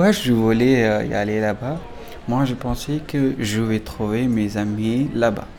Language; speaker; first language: French; non-native, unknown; Pashto